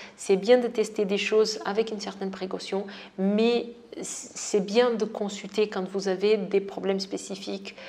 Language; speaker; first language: French; non-native, fluent; Portuguese